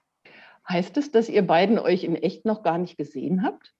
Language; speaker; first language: German; native; German